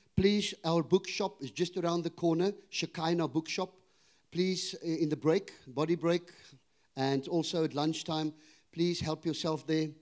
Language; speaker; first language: English; non-native, local second language; Afrikaans